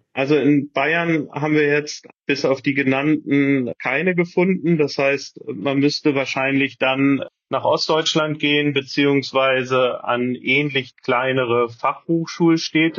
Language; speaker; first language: German; native; German